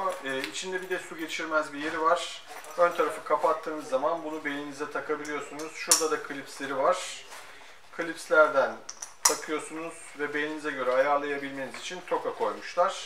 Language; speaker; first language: Turkish; native; Turkish